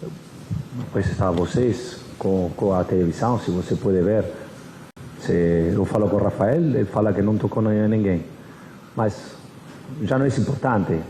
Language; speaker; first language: Portuguese; non-native, fluent; Spanish